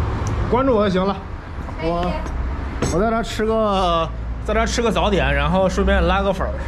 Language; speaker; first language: Chinese; native; Chinese